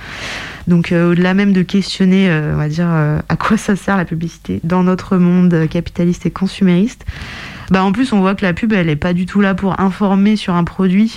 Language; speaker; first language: French; native; French